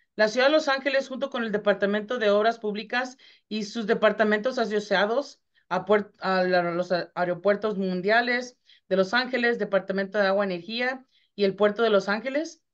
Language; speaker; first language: Spanish; early bilingual, heritage; Spanish